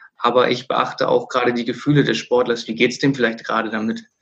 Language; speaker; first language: German; native; German